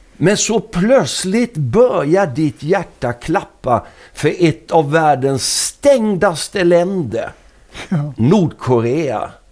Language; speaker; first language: Swedish; native; Swedish